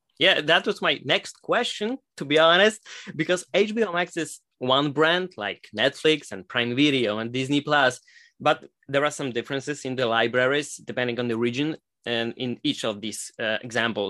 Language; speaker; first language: English; non-native, fluent; Polish